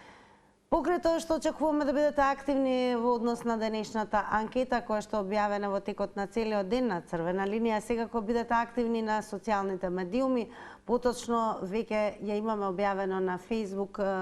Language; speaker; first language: Macedonian; native; Macedonian